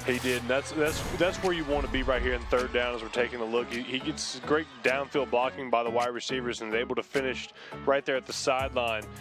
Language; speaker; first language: English; native; English